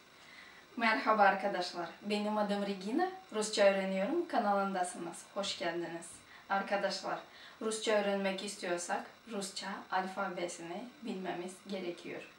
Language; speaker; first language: Turkish; non-native, fluent; Russian